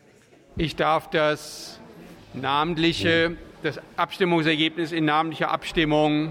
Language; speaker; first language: German; native; German